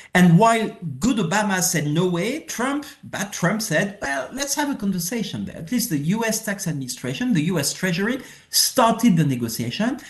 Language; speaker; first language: English; non-native, fluent; French